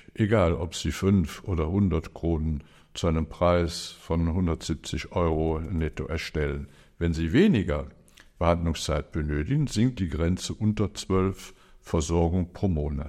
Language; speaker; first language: German; native; German